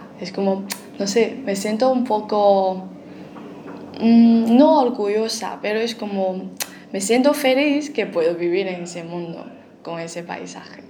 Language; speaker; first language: Spanish; non-native, fluent; Chinese